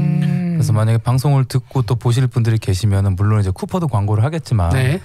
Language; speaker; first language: Korean; native; Korean